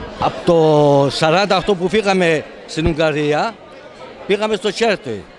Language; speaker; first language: Greek; early bilingual, heritage; Greek